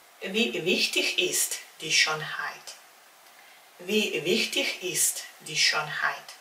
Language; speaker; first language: German; non-native, fluent; Czech